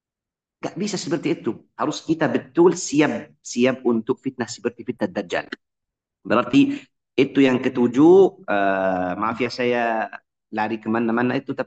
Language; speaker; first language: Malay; non-native, fluent; Arabic